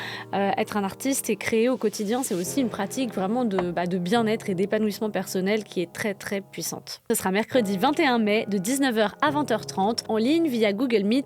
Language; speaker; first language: French; native; French